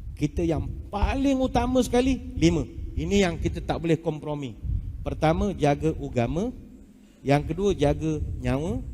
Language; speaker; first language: Malay; native; Malay